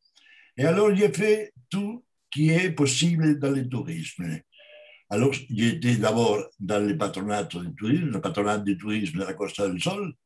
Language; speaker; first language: French; non-native, learner; Spanish